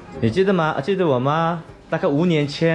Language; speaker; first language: Chinese; non-native, fluent; Korean